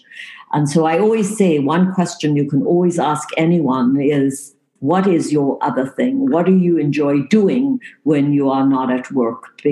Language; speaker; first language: English; native; English